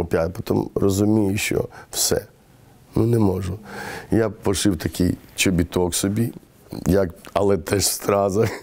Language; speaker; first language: Ukrainian; non-native, local second language; Romany